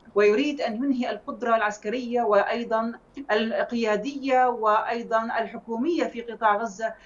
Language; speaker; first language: Arabic; native; Arabic